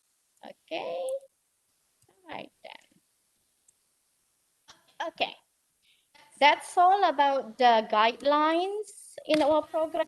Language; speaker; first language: English; non-native, fluent; Indonesian